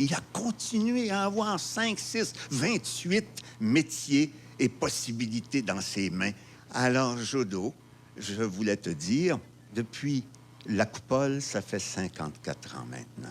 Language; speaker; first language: French; native; French